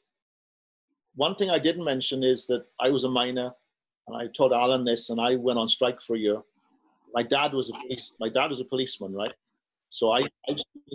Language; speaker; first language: English; native; English